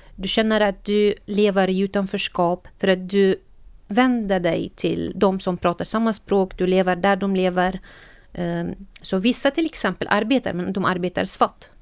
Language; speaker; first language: Swedish; non-native, fluent; Arabic